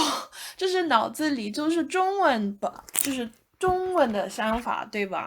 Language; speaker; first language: Chinese; non-native, fluent; English